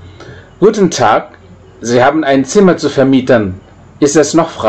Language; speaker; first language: German; non-native, fluent; Indonesian